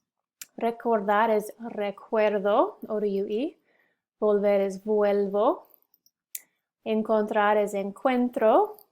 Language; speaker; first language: Spanish; non-native, fluent; English